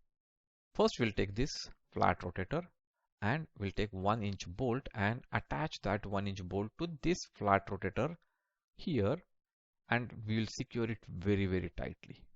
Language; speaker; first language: English; non-native, local second language; Marathi